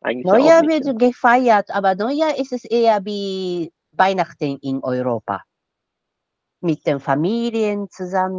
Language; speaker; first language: German; non-native, fluent; Japanese